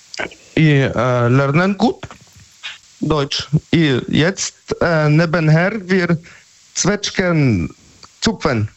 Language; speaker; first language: German; non-native, learner; Polish